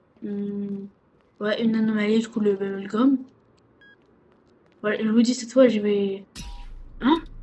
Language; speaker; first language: French; native; French